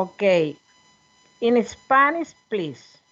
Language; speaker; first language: English; non-native, learner; Spanish